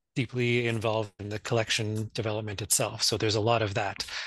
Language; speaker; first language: English; native; English